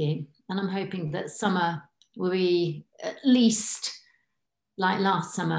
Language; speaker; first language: English; native; English